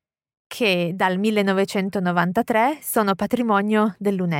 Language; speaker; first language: Italian; native; Italian